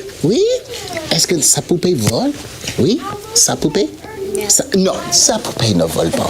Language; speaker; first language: French; non-native, fluent; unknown